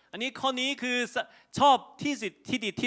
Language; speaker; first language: Thai; non-native, fluent; Korean